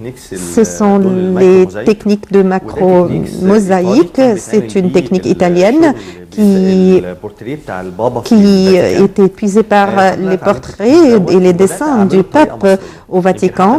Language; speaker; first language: French; non-native, fluent; Arabic